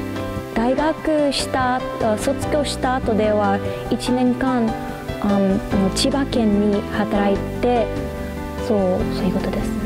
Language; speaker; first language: Japanese; non-native, learner; English